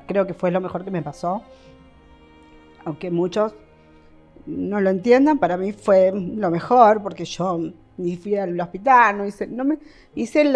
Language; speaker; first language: Spanish; native; Spanish